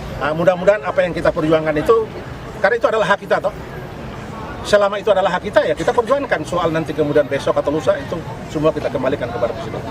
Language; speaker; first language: Indonesian; non-native, local second language; Tetum